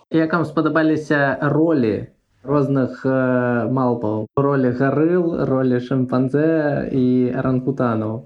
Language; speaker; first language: Belarusian; non-native, local second language; Russian